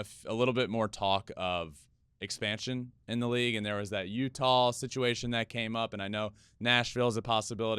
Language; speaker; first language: English; native; English